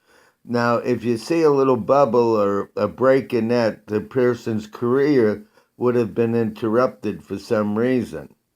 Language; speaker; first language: English; native; English